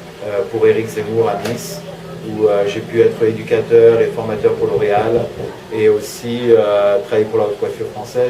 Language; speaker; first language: French; native; French